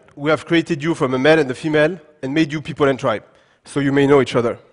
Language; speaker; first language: English; non-native, fluent; French